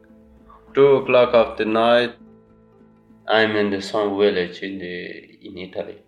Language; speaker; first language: English; non-native, learner; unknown